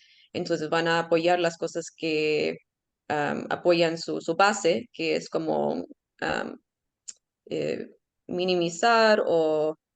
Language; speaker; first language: Spanish; early bilingual, heritage; Spanish